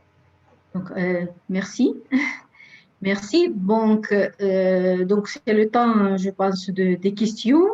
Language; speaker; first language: French; non-native, fluent; Russian